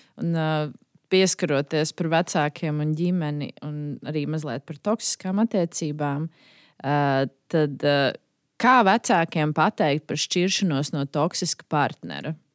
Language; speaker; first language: Latvian; native; Latvian